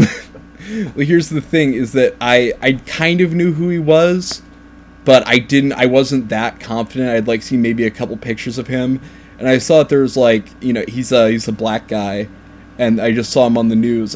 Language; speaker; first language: English; native; English